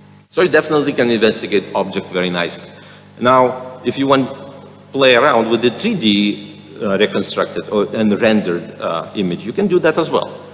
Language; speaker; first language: English; non-native, fluent; Lithuanian